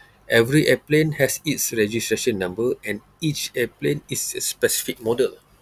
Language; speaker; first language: English; non-native, local second language; Malay